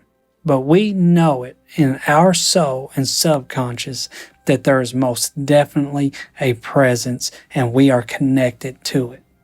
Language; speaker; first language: English; native; English